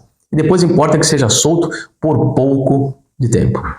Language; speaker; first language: Portuguese; native; Portuguese